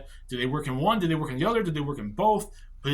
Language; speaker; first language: English; native; English